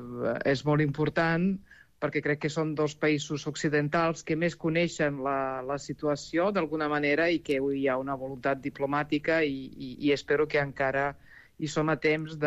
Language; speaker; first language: Catalan; non-native, fluent; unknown